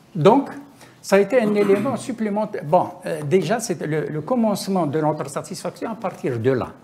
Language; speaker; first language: French; non-native, local second language; Arabic